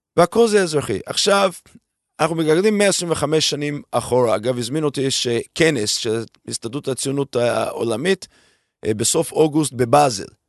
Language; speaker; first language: Hebrew; non-native, fluent; English